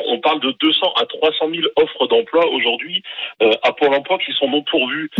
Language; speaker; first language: French; native; French